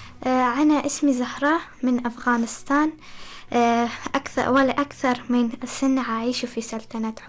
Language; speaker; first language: Arabic; non-native, learner; Persian